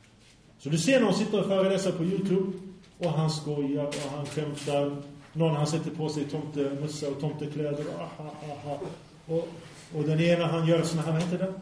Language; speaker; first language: Swedish; early bilingual, other home language; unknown